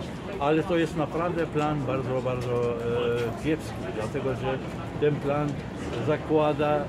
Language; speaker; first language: Polish; non-native, fluent; Arabic